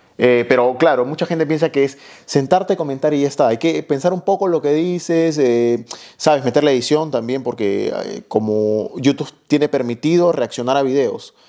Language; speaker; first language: Spanish; native; Spanish